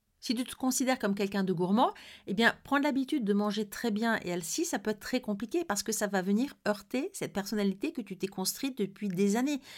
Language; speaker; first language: French; native; French